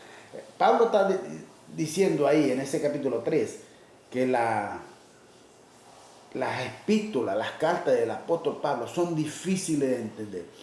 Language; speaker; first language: Spanish; native; Spanish